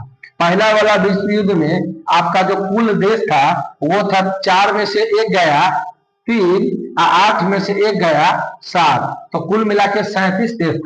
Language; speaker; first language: Hindi; non-native, local second language; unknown